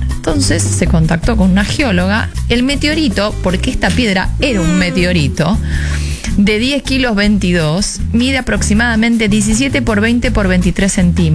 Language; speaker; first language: Spanish; native; Spanish